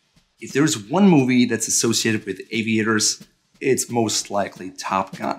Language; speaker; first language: English; non-native, fluent; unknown